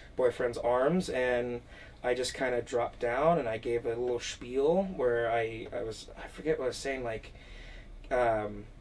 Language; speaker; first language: English; native; English